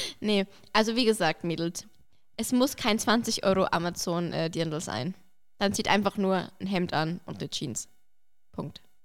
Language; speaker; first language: German; early bilingual, other home language; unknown